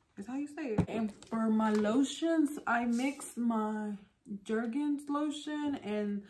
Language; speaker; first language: English; early bilingual, other home language; Spanish